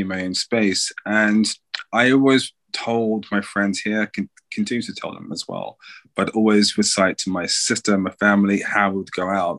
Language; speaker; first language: English; native; English